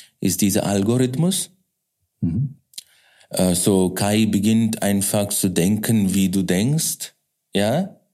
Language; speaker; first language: German; non-native, fluent; Kannada